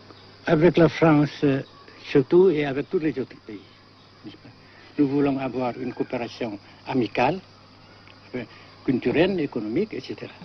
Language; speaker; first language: French; non-native, local second language; Vietnamese